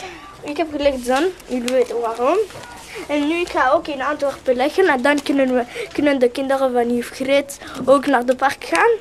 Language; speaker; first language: Dutch; non-native, local second language; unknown